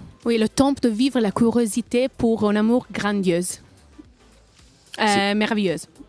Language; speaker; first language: French; non-native, learner; Italian